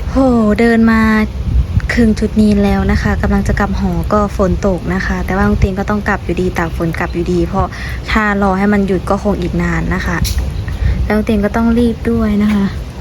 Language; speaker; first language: Thai; native; Thai